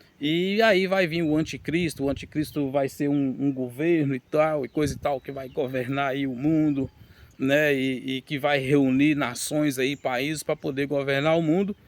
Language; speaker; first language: Portuguese; native; Portuguese